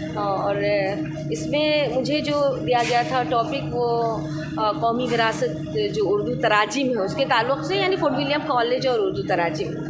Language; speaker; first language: Urdu; native; Urdu